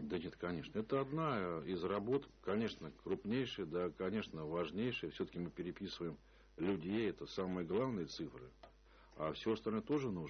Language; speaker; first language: Russian; native; Russian